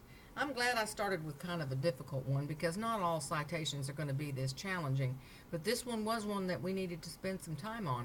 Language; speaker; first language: English; native; English